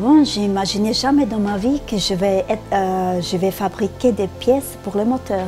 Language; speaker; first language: French; non-native, learner; Bosnian